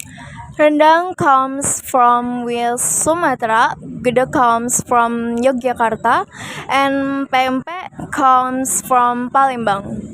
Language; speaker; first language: English; non-native, learner; Indonesian